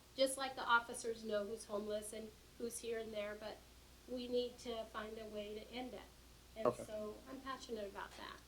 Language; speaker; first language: English; native; English